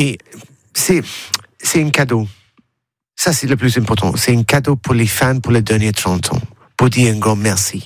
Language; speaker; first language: French; non-native, learner; English